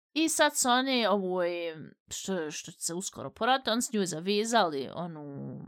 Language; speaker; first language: Bosnian; early bilingual, heritage; Bosnian